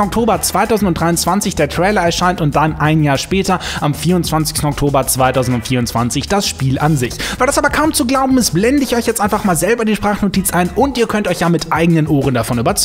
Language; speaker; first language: German; native; German